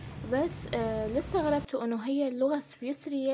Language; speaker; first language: Arabic; native; Arabic